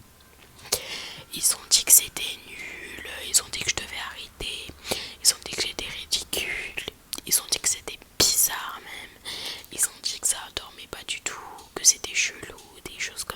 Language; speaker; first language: French; native; French